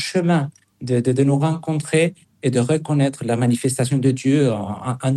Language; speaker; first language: French; non-native, fluent; Spanish